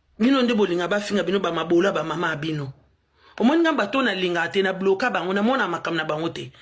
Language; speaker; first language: Lingala; non-native, local second language; Luba-Lulua